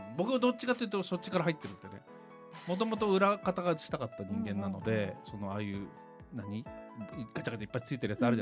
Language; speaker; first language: Japanese; native; Japanese